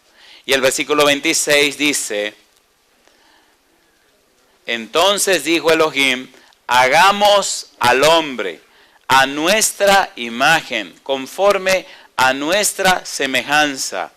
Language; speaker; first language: Spanish; native; Spanish